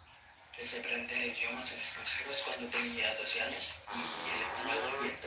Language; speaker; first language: Spanish; non-native, learner; Filipino